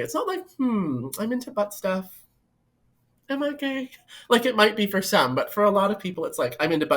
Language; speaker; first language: English; native; English